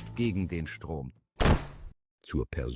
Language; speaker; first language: German; native; German